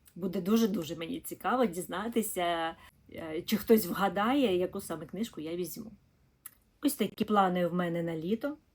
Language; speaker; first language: Ukrainian; non-native, local second language; Russian